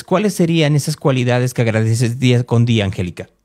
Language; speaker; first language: Spanish; native; Spanish